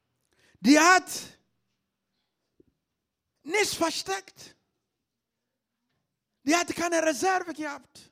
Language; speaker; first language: German; non-native, fluent; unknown